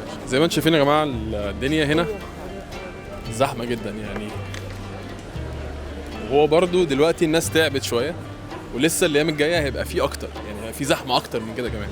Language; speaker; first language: Arabic; native; Arabic